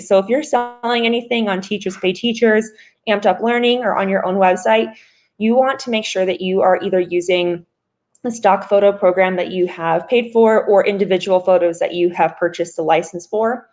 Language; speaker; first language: English; native; English